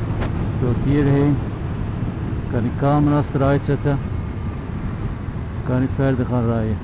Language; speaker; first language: Dutch; non-native, fluent; Turkish